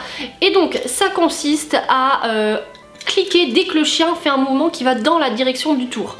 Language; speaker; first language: French; native; French